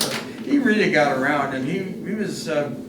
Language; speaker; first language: English; native; English